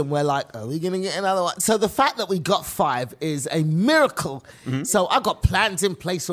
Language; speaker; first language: English; native; English